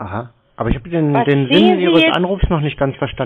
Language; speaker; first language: German; native; German